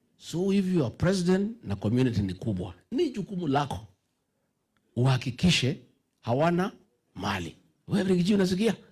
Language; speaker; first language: Swahili; non-native, local second language; Kikuyu